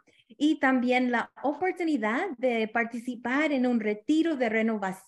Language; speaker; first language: Spanish; early bilingual, heritage; Spanish